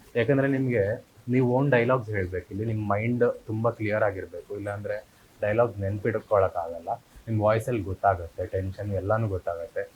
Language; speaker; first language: Kannada; native; Kannada